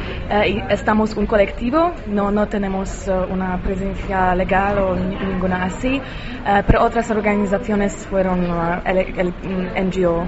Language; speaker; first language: Spanish; non-native, learner; Polish